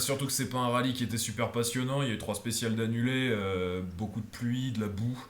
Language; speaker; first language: French; native; French